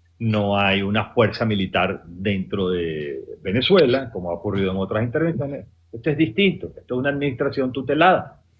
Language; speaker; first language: Spanish; native; Spanish